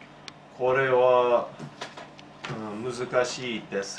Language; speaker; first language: Japanese; non-native, learner; English